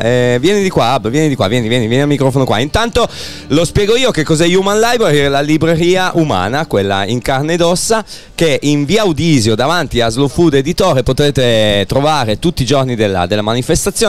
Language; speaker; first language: Italian; native; Italian